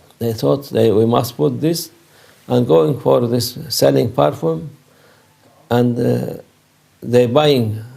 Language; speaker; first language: English; non-native, learner; Turkish